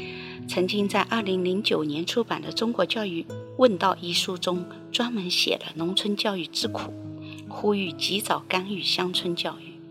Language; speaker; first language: Chinese; native; Chinese